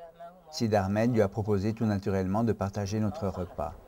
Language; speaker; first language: French; native; French